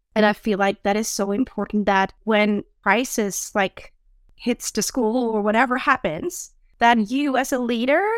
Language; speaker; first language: English; non-native, fluent; Dutch